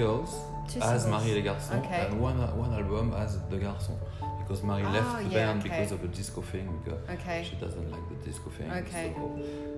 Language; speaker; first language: English; non-native, learner; French